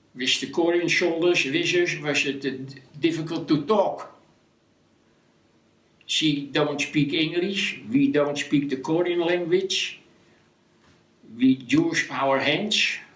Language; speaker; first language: English; non-native, learner; Dutch